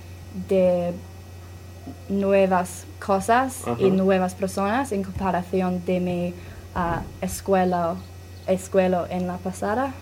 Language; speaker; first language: Spanish; non-native, learner; English